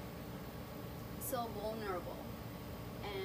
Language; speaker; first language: English; non-native, fluent; Spanish